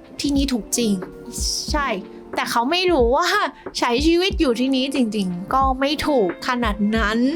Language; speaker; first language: Thai; non-native, fluent; Vietnamese